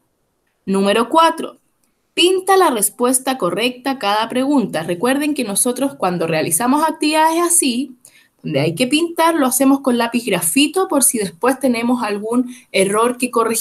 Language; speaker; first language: Spanish; native; Spanish